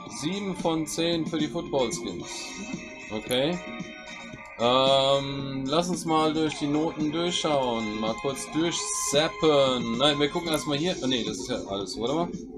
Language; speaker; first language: German; native; German